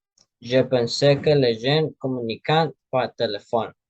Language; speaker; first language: French; non-native, learner; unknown